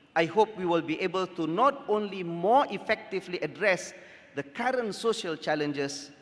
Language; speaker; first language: English; non-native, local second language; Malay